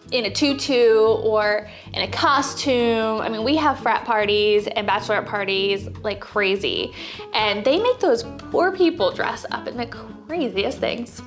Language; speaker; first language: English; native; English